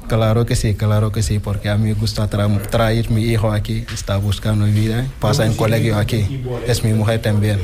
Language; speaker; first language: Spanish; non-native, learner; Wolof